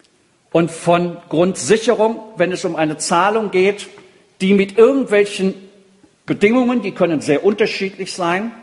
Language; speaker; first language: German; native; German